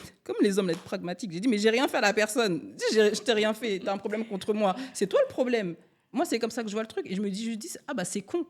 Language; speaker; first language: French; native; French